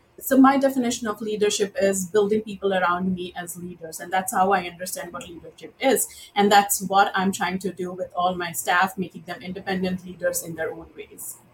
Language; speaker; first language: English; non-native, local second language; Marathi